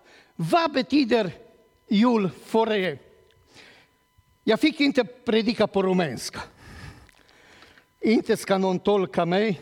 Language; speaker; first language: Swedish; non-native, learner; Romanian